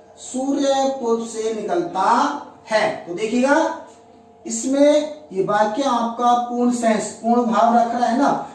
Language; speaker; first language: Hindi; native; Hindi